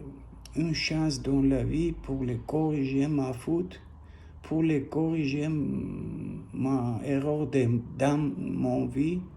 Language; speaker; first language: French; non-native, learner; Armenian